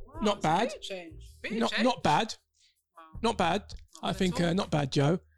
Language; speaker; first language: English; native; English